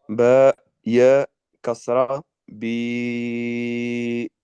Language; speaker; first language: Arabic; non-native, learner; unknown